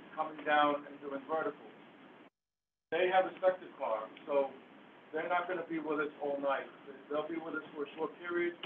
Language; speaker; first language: English; native; English